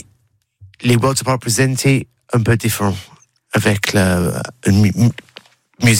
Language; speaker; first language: French; non-native, learner; English